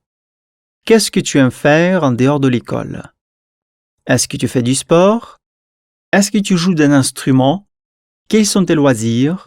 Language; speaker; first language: French; non-native, fluent; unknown